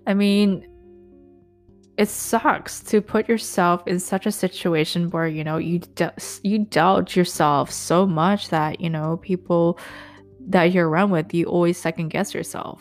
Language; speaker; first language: English; native; English